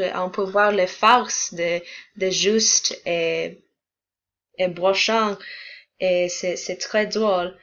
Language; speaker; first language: French; non-native, learner; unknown